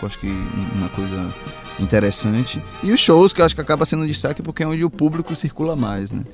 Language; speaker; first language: Portuguese; native; Portuguese